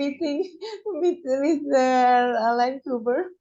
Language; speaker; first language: English; non-native, fluent; Indonesian